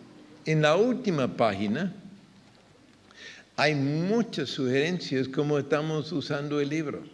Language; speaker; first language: Spanish; non-native, fluent; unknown